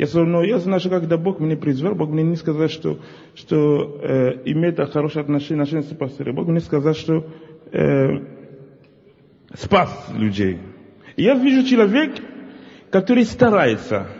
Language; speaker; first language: Russian; non-native, local second language; Ukrainian